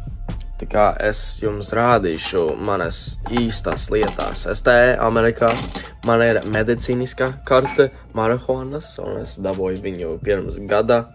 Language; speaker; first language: Latvian; early bilingual, heritage; English